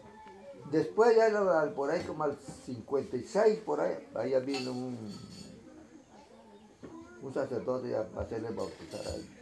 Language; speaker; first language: Spanish; non-native, local second language; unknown